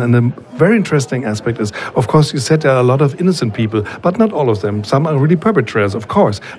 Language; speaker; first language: English; non-native, fluent; German